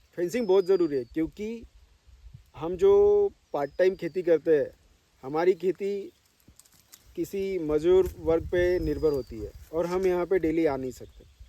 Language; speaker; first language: Hindi; non-native, local second language; Marathi